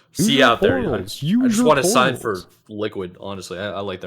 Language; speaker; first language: English; native; English